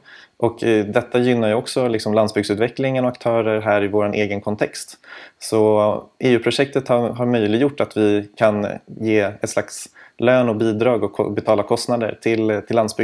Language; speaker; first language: Swedish; native; Swedish